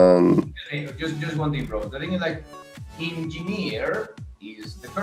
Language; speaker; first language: English; non-native, fluent; Spanish